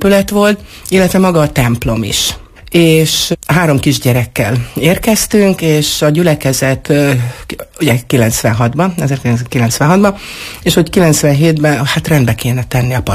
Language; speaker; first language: Hungarian; native; Hungarian